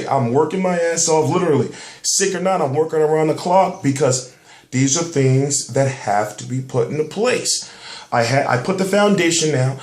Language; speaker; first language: English; native; English